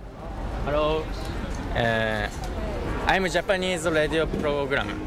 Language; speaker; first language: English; non-native, learner; Japanese